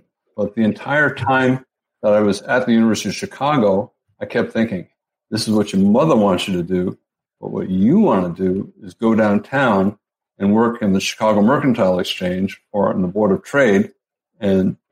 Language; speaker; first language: English; native; English